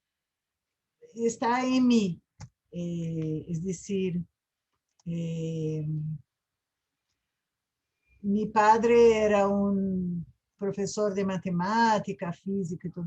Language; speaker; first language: Spanish; non-native, fluent; Portuguese